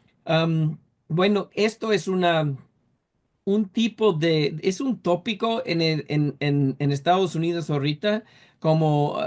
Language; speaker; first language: Spanish; non-native, fluent; English